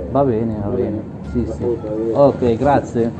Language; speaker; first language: Italian; non-native, learner; Filipino